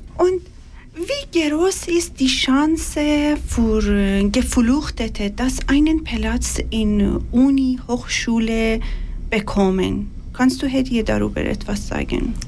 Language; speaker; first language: German; non-native, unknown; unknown